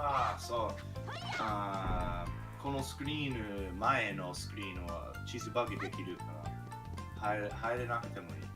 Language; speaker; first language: Japanese; non-native, learner; English